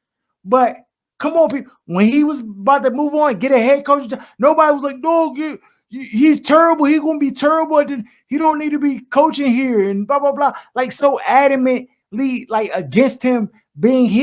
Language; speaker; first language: English; native; English